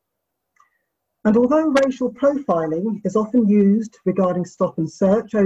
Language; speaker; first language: English; native; English